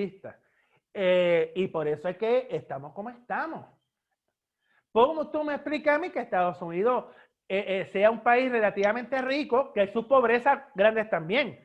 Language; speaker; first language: Spanish; native; Spanish